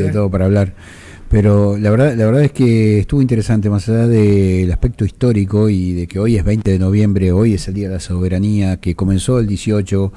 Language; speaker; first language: Spanish; native; Spanish